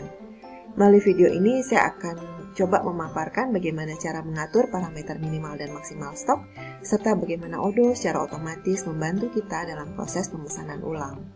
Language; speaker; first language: Indonesian; native; Indonesian